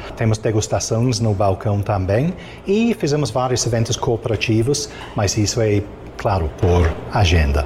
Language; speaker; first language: Portuguese; non-native, fluent; English